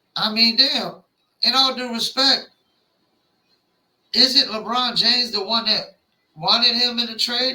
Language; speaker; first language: English; native; English